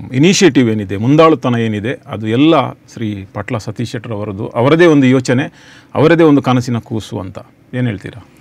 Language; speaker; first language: Kannada; native; Kannada